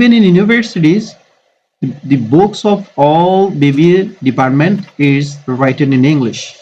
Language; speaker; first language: English; non-native, fluent; Bangla